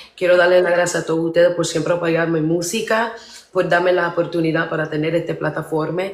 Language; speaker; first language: Spanish; early bilingual, other home language; English